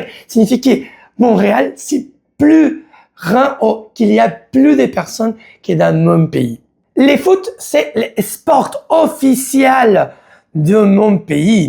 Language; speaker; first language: French; non-native, learner; Spanish